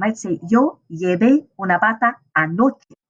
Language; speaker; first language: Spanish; non-native, fluent; English